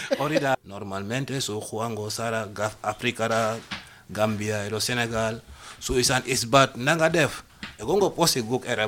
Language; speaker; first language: Basque; non-native, learner; Wolof